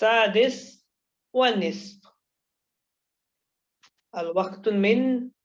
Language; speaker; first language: Arabic; non-native, fluent; Urdu